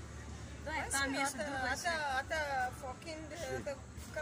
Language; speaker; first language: Russian; non-native, learner; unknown